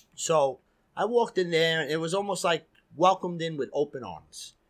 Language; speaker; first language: English; native; English